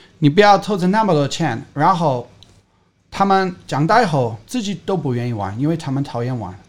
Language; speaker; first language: Chinese; non-native, fluent; English